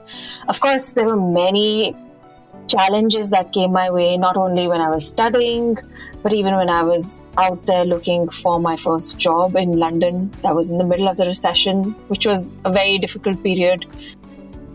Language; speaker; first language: English; non-native, local second language; Punjabi